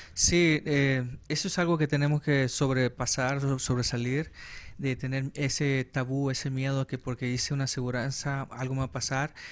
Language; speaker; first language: Spanish; native; Spanish